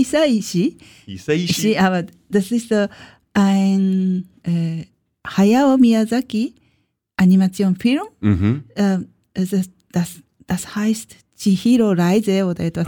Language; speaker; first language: German; non-native, learner; Japanese